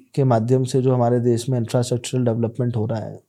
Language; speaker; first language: Hindi; native; Hindi